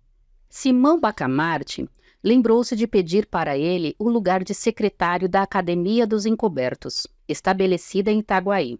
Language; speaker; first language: Portuguese; native; Portuguese